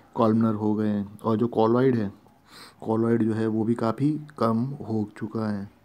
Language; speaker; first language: Hindi; non-native, local second language; Gujarati